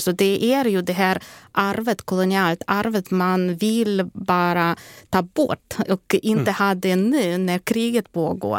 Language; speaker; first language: Swedish; non-native, fluent; Ukrainian